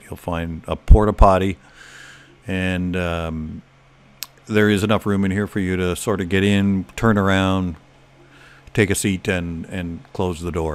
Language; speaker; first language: English; native; English